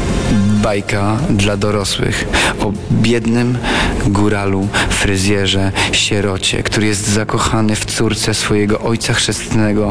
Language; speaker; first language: Polish; native; Polish